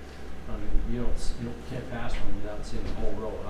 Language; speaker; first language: English; native; English